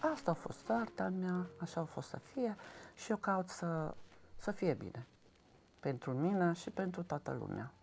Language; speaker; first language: Romanian; non-native, local second language; Hungarian